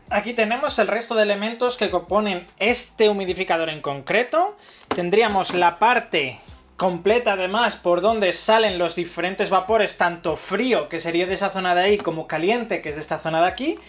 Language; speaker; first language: Spanish; native; Spanish